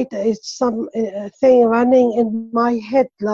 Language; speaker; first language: English; non-native, learner; Arabic